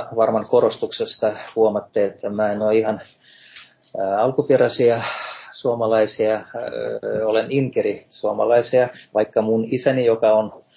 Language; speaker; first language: Finnish; non-native, fluent; Russian